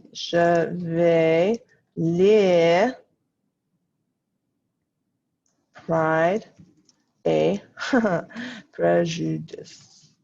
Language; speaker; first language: French; non-native, fluent; English